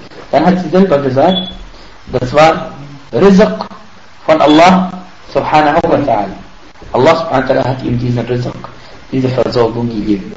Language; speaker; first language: German; non-native, fluent; Arabic